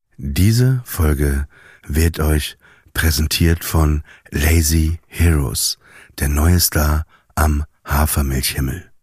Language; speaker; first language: German; native; German